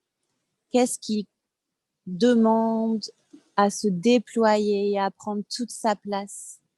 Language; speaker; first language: French; native; French